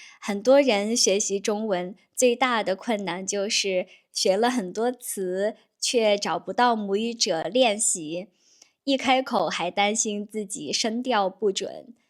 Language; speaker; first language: Chinese; native; Chinese